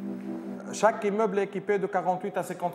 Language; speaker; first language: French; non-native, local second language; Arabic